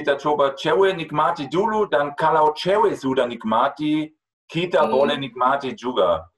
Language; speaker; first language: Indonesian; non-native, fluent; German